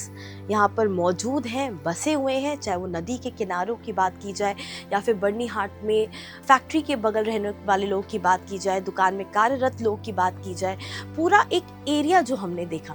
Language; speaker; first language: Hindi; native; Hindi